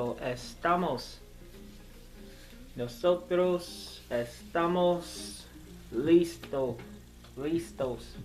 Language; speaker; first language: Spanish; non-native, learner; English